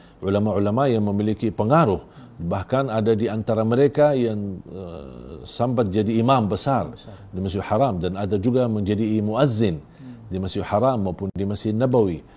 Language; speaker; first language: Indonesian; non-native, fluent; Arabic